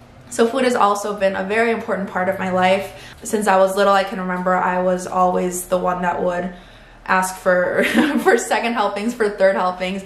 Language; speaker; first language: English; early bilingual, other home language; Spanish